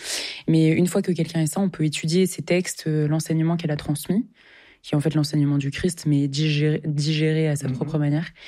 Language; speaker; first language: French; native; French